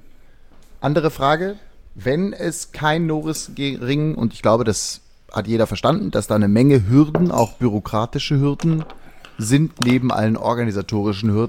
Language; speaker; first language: German; native; German